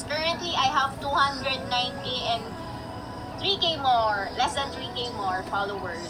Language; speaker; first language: English; non-native, local second language; Filipino